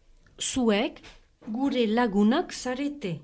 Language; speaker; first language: Basque; non-native, fluent; French